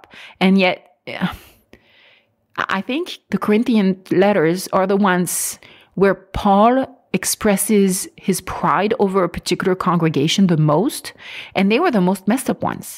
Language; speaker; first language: English; non-native, fluent; French